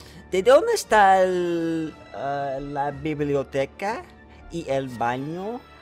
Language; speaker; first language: Spanish; non-native, learner; English